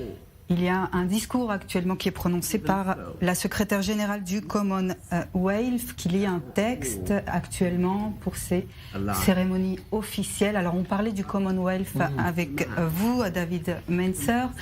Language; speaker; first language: French; native; French